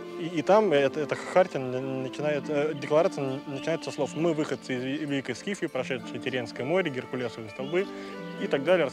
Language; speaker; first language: Russian; non-native, fluent; English